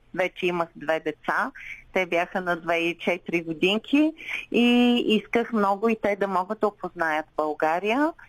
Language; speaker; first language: Bulgarian; non-native, local second language; Turkish